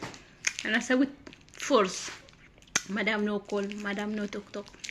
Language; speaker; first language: Arabic; non-native, learner; Oromo